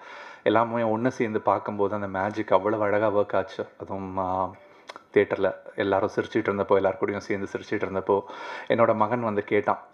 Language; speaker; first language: Tamil; native; Tamil